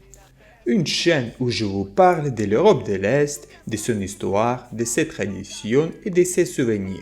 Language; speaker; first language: French; non-native, fluent; Russian